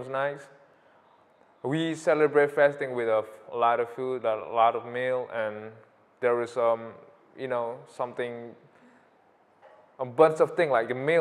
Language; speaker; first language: English; non-native, learner; Indonesian